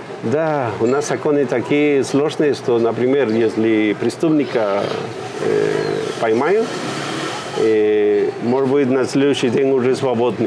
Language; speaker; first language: Russian; non-native, fluent; Spanish